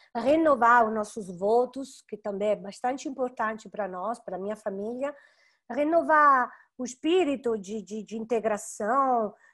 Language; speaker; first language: Portuguese; non-native, fluent; Italian